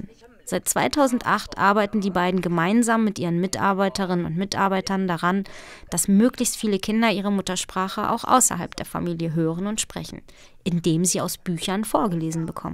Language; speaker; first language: German; native; German